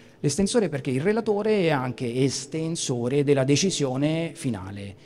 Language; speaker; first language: Italian; native; Italian